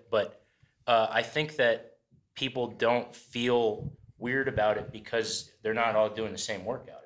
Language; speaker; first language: English; native; English